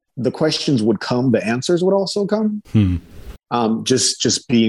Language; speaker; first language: English; early bilingual, other home language; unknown